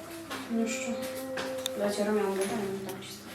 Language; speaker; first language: Russian; native; Russian